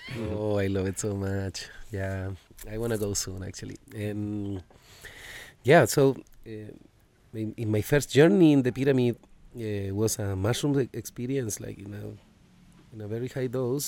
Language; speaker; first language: English; non-native, fluent; Spanish